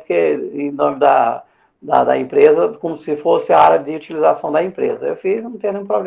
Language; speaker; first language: Portuguese; native; Portuguese